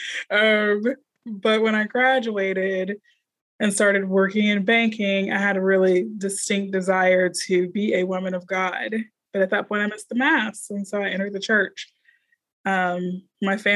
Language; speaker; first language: English; native; English